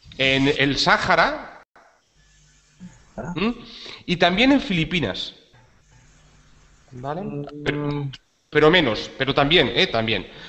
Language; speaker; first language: Spanish; native; Spanish